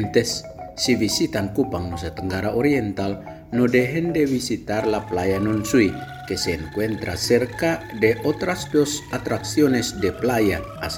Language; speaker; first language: Spanish; non-native, fluent; Indonesian